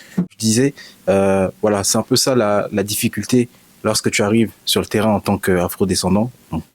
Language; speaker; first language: French; native; French